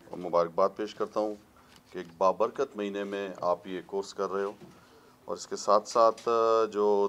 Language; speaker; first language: Urdu; non-native, local second language; Pashto